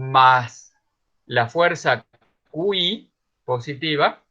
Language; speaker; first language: Spanish; native; Spanish